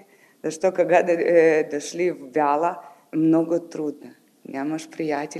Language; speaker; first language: Bulgarian; non-native, learner; Ukrainian